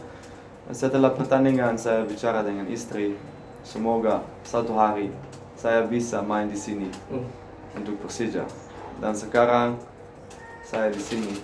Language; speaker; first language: Indonesian; non-native, learner; Dutch